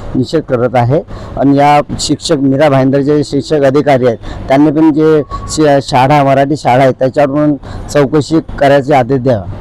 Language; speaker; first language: Marathi; native; Marathi